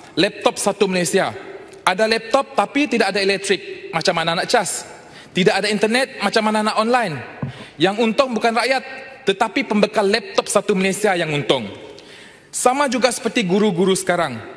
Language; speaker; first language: Malay; non-native, local second language; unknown